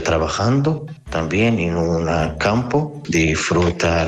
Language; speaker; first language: Spanish; non-native, learner; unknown